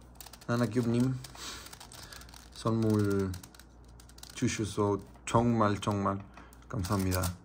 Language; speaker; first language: Korean; non-native, learner; Spanish